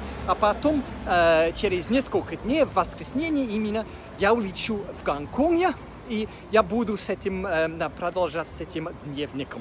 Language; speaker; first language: Russian; non-native, fluent; English